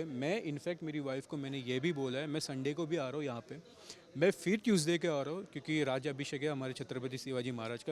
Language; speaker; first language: Hindi; native; Hindi